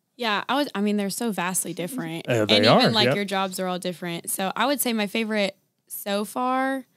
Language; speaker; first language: English; native; English